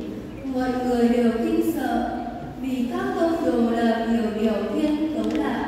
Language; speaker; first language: Vietnamese; native; Vietnamese